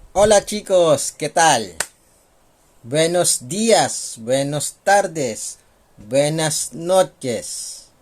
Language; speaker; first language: Spanish; non-native, learner; Filipino